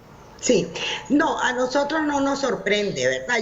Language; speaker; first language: Spanish; native; Spanish